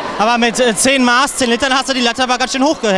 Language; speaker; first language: German; native; German